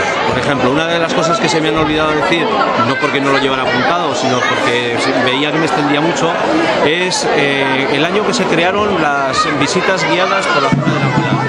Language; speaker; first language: Spanish; native; Spanish